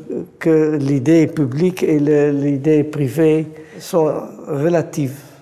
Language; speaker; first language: French; non-native, fluent; Dutch